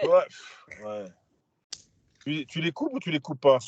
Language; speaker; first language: French; native; French